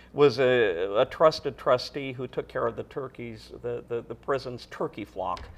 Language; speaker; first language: English; native; English